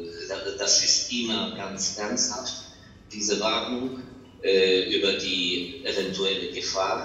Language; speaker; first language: German; non-native, fluent; Ukrainian